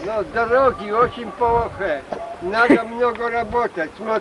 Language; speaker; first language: Russian; non-native, learner; Polish